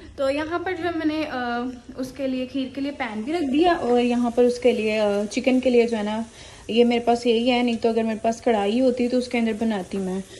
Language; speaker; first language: Urdu; native; Urdu